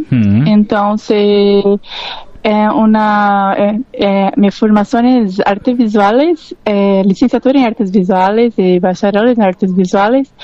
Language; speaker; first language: Spanish; non-native, learner; Portuguese